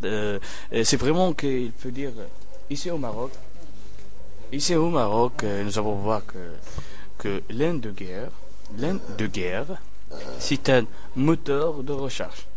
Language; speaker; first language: French; non-native, local second language; Arabic